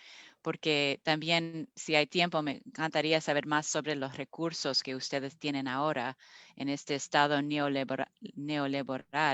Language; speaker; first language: Spanish; non-native, fluent; English